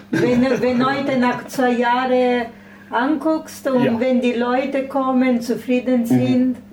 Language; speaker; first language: German; non-native, fluent; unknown